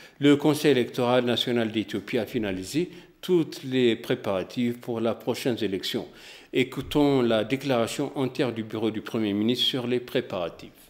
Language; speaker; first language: French; non-native, fluent; Amharic